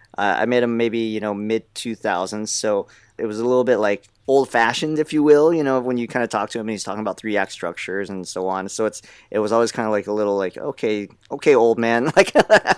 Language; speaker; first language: English; native; English